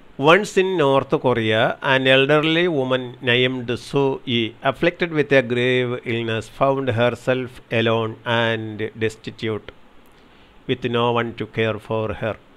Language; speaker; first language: English; non-native, local second language; Malayalam